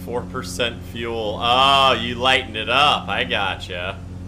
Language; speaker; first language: English; native; English